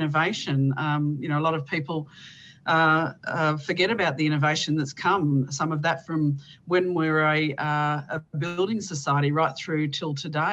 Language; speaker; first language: English; native; English